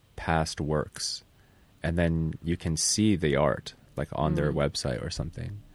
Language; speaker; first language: English; native; English